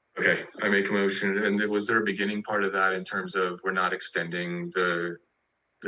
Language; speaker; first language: English; native; English